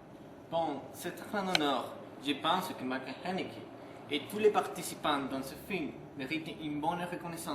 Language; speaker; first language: French; non-native, learner; Spanish